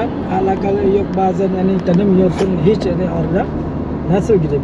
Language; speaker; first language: Turkish; non-native, learner; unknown